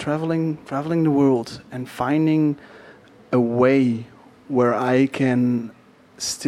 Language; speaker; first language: English; non-native, fluent; Dutch